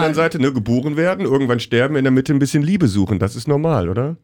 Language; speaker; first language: German; native; German